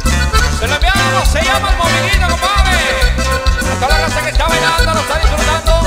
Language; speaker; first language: Spanish; native; Spanish